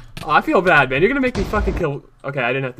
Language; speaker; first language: English; native; English